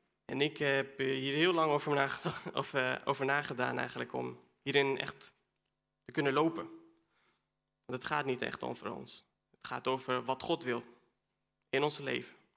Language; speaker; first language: Dutch; non-native, fluent; Spanish